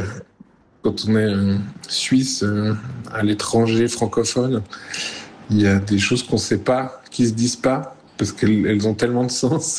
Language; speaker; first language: French; native; French